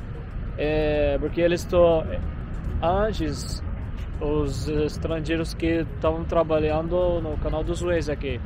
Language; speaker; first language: Portuguese; non-native, fluent; Arabic